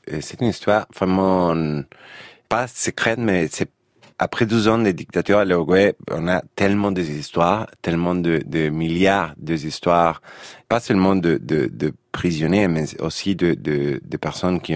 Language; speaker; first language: French; non-native, fluent; Spanish